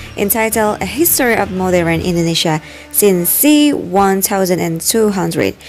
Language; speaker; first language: English; non-native, fluent; Indonesian